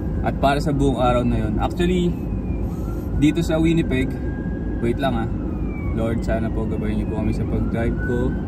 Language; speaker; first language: Filipino; native; Filipino